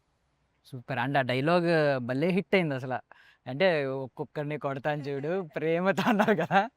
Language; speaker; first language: Telugu; native; Telugu